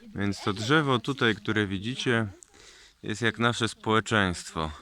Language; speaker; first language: Polish; native; Polish